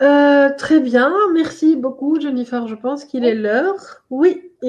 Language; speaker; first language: French; non-native, local second language; Arabic